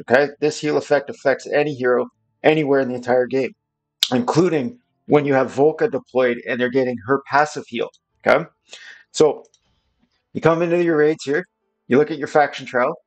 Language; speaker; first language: English; native; English